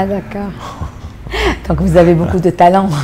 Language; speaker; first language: French; non-native, local second language; Arabic